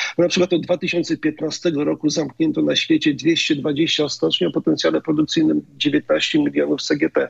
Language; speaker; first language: Polish; native; Polish